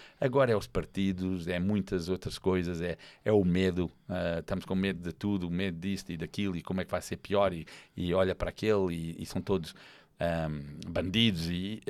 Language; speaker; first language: Portuguese; non-native, fluent; English